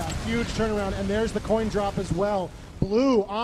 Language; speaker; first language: English; native; English